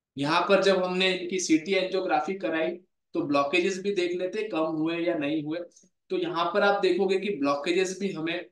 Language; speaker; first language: Hindi; non-native, local second language; Marathi